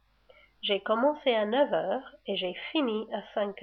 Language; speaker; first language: French; non-native, learner; English